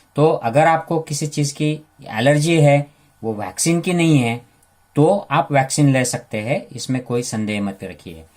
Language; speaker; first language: Hindi; non-native, local second language; Marathi